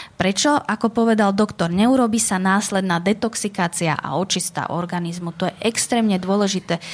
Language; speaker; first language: Slovak; native; Slovak